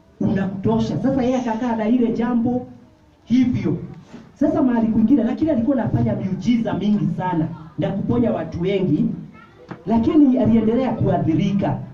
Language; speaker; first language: Swahili; non-native, local second language; Kikuyu